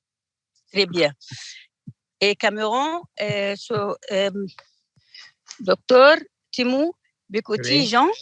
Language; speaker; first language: French; non-native, learner; Arabic